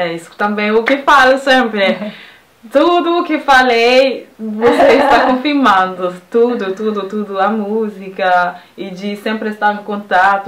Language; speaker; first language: Portuguese; non-native, fluent; French